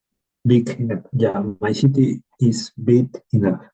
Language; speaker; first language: English; non-native, learner; Spanish